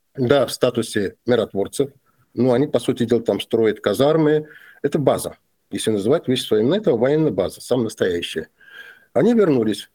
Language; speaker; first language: Russian; non-native, local second language; Azerbaijani